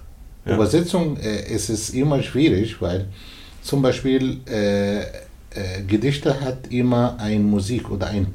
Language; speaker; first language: German; non-native, learner; Arabic